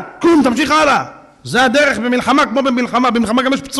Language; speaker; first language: Hebrew; native; Hebrew